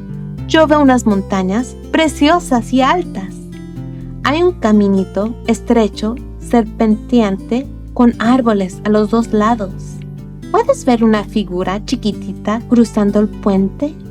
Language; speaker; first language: Spanish; early bilingual, other home language; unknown